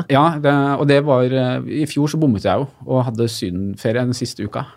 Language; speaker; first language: Norwegian; native; Norwegian